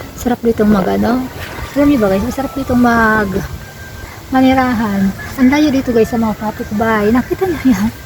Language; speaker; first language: Filipino; non-native, local second language; Bikol